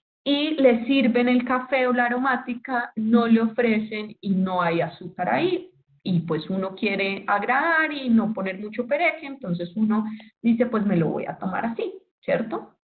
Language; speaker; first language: Spanish; native; Spanish